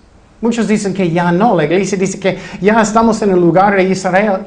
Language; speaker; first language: Spanish; non-native, fluent; English